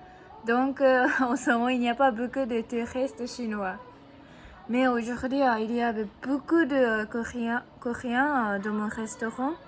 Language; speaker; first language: French; non-native, learner; Japanese